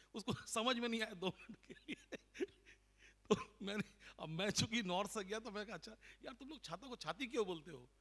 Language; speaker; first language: Hindi; non-native, local second language; Bangla